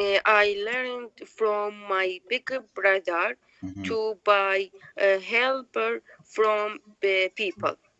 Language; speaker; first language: English; non-native, learner; Arabic